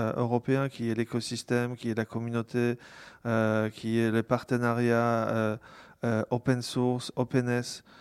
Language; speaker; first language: French; non-native, fluent; Polish